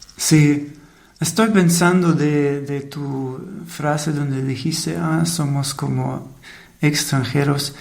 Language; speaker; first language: Spanish; non-native, fluent; German